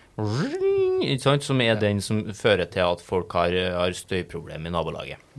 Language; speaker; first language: Norwegian; native; Norwegian